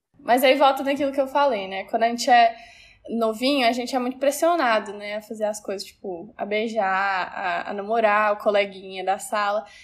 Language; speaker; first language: Portuguese; native; Portuguese